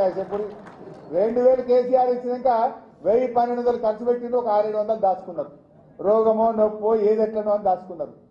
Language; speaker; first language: Telugu; native; Telugu